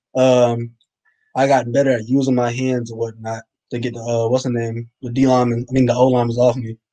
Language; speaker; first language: English; native; English